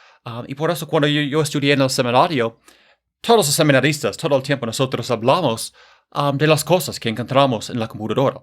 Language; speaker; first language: Spanish; non-native, fluent; English